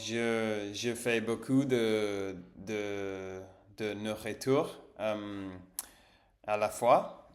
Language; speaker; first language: French; non-native, learner; English